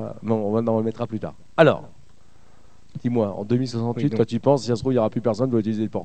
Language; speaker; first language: French; native; French